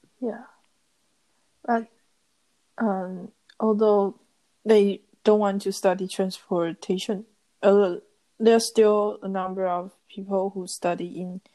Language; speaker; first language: English; non-native, learner; Chinese